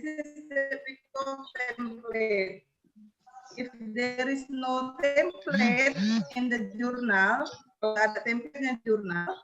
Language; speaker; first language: English; non-native, learner; Indonesian